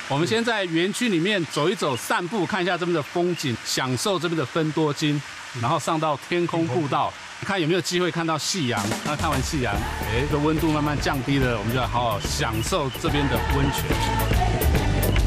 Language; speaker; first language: Chinese; native; Chinese